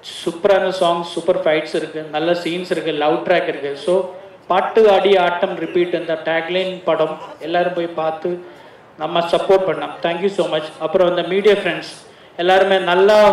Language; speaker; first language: Tamil; non-native, learner; Malayalam